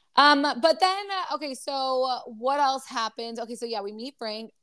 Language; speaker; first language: English; native; English